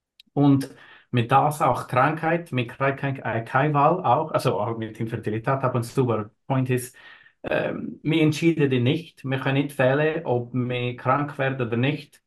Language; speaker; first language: German; non-native, learner; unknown